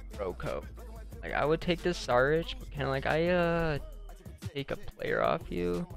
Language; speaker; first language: English; native; English